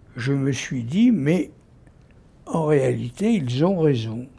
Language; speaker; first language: French; native; French